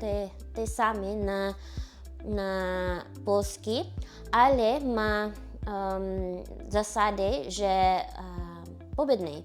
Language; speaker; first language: Polish; non-native, learner; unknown